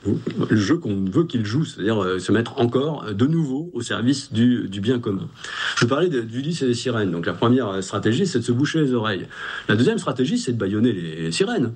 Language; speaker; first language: French; native; French